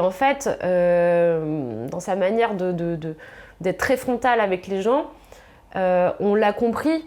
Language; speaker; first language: French; native; French